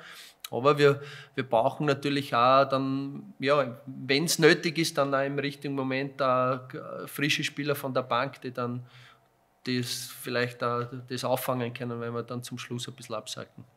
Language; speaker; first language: German; native; German